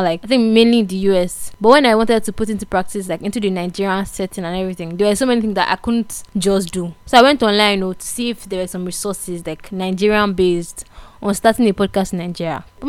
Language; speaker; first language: English; non-native, local second language; Igbo